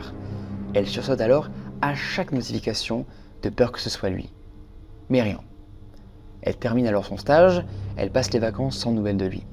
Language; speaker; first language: French; native; French